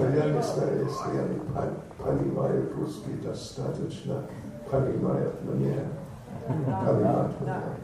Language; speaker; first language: Russian; non-native, learner; English